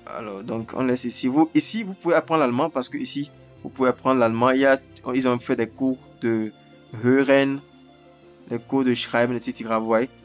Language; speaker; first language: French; non-native, local second language; Ewe